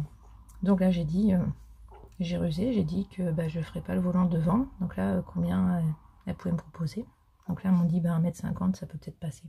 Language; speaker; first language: French; native; French